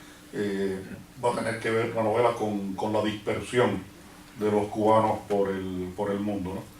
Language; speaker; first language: Spanish; native; Spanish